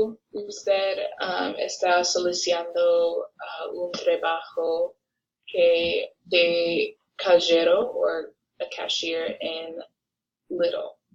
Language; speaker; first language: Spanish; non-native, learner; English